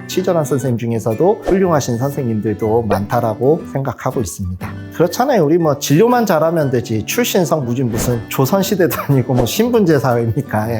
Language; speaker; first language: Korean; native; Korean